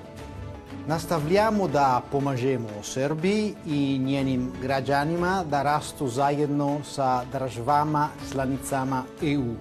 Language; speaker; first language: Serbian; non-native, learner; Italian